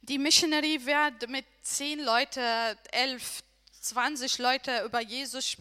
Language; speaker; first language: German; non-native, learner; Arabic